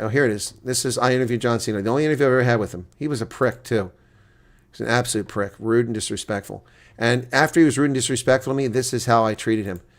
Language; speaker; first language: English; native; English